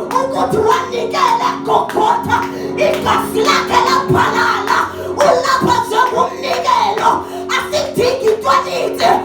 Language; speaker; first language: Zulu; non-native, local second language; Xhosa